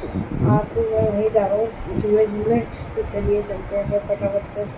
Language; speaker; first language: Hindi; native; Hindi